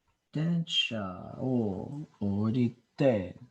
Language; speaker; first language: Japanese; non-native, learner; English